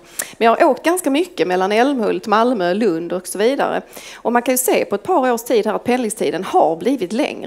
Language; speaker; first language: Swedish; native; Swedish